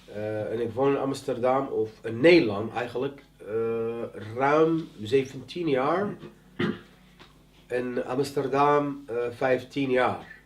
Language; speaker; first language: Dutch; non-native, learner; Arabic